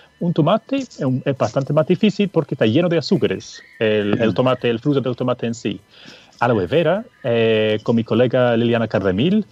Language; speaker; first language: Spanish; non-native, fluent; English